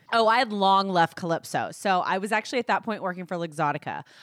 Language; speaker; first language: English; native; English